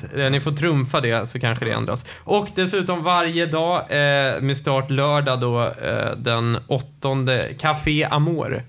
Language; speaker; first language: Swedish; native; Swedish